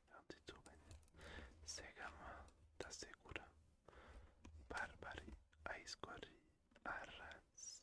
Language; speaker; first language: Basque; non-native, learner; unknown